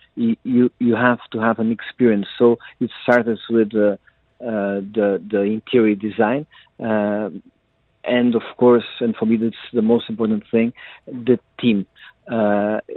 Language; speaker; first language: English; non-native, fluent; Portuguese